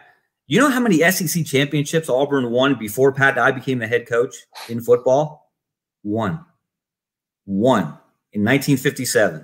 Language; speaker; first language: English; native; English